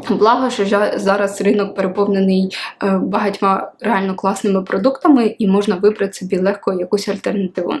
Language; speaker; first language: Ukrainian; non-native, local second language; Russian